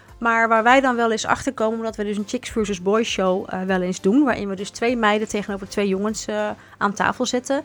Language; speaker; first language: Dutch; native; Dutch